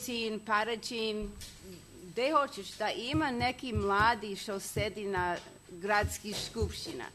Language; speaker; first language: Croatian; non-native, learner; English